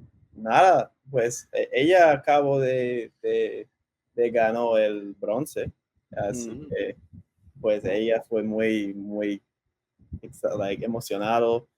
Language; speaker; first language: Spanish; early bilingual, heritage; English